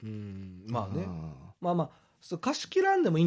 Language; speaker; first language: Japanese; native; Japanese